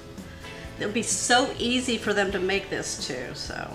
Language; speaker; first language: English; native; English